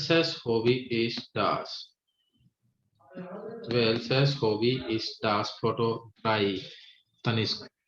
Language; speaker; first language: German; non-native, fluent; Hindi